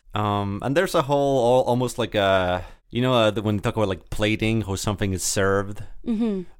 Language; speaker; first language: English; early bilingual, other home language; Spanish